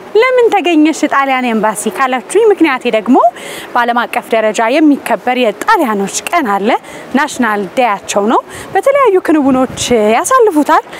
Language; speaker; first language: Amharic; native; Amharic